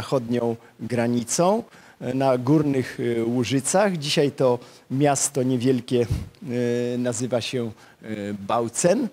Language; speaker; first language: Polish; native; Polish